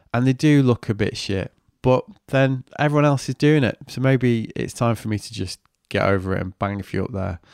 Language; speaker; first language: English; native; English